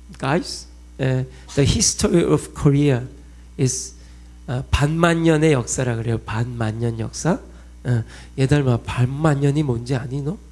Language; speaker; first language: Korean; early bilingual, heritage; Korean